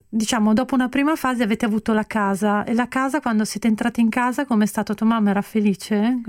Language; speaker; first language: Italian; native; Italian